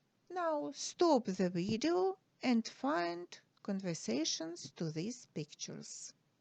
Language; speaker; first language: English; non-native, fluent; Ukrainian